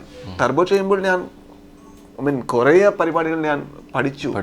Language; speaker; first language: Malayalam; non-native, local second language; Kannada